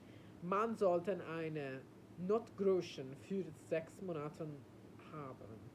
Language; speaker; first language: German; non-native, learner; Italian